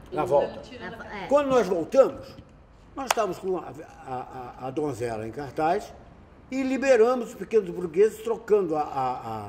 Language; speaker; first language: Portuguese; native; Portuguese